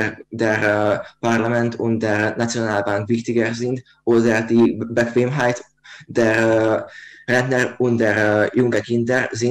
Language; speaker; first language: German; non-native, learner; Hungarian